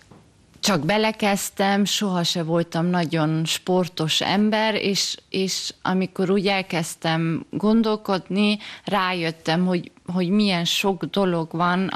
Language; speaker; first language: Hungarian; early bilingual, heritage; German